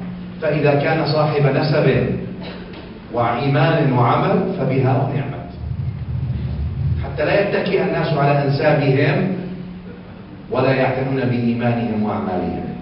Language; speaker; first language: Arabic; native; Arabic